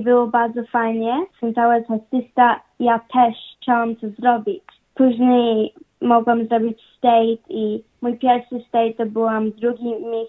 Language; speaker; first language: Polish; early bilingual, heritage; English